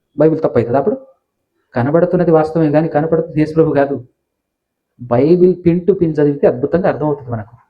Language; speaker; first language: Telugu; non-native, local second language; Lambadi